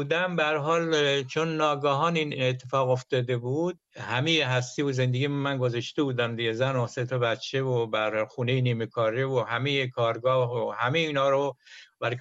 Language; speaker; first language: Persian; native; Persian